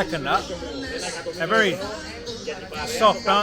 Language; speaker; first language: English; native; English